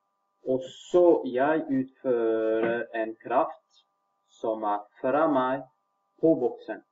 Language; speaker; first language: Norwegian; non-native, fluent; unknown